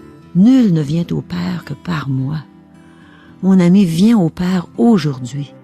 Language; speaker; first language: French; native; French